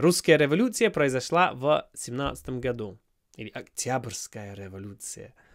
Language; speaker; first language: Russian; non-native, fluent; English